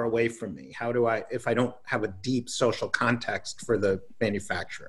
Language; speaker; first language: English; native; English